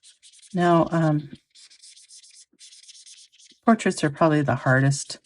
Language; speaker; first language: English; native; English